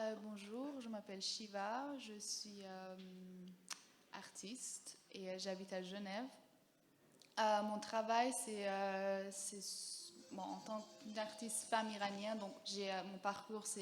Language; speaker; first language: French; non-native, fluent; Persian